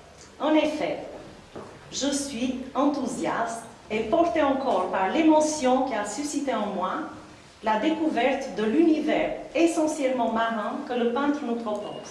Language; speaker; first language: French; native; French